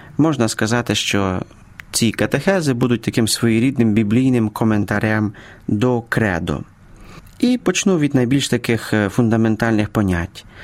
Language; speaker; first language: Ukrainian; native; Ukrainian